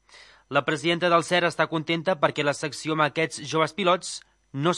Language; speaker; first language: Catalan; native; Catalan